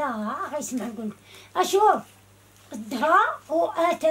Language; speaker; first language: Arabic; non-native, local second language; Central Atlas Tamazight